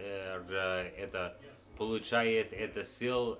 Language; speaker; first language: Russian; non-native, learner; English